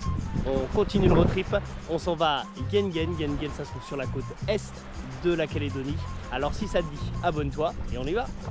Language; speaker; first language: French; native; French